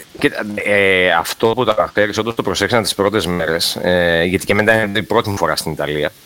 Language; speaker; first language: Greek; native; Greek